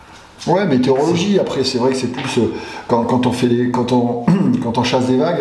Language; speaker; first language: French; native; French